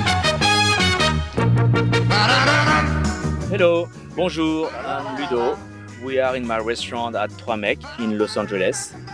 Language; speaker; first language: English; non-native, learner; French